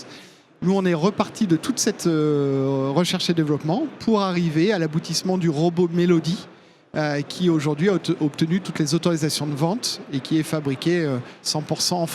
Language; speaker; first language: French; native; French